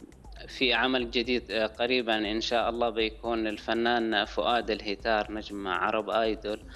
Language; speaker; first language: Arabic; native; Arabic